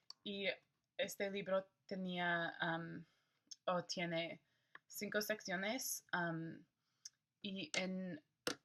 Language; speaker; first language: Spanish; non-native, learner; English